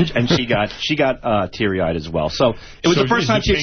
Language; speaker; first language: English; native; English